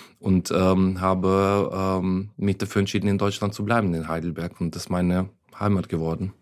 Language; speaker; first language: German; non-native, fluent; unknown